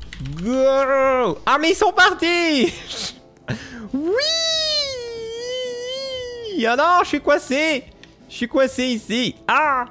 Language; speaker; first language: French; native; French